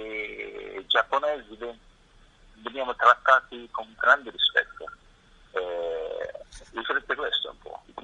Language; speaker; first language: Italian; non-native, fluent; Japanese